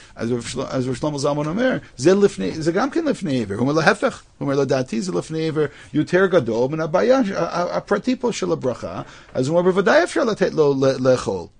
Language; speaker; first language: Hebrew; non-native, fluent; English